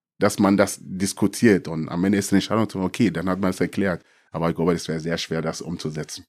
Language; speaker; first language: German; early bilingual, other home language; Akan